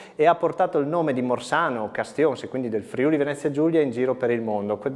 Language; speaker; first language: Italian; native; Italian